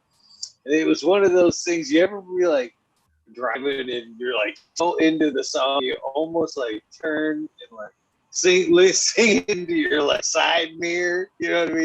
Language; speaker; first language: English; native; English